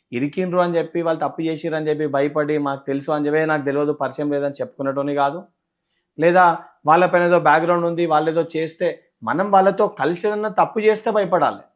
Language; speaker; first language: Telugu; native; Telugu